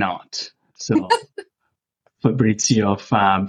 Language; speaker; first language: English; non-native, fluent; Italian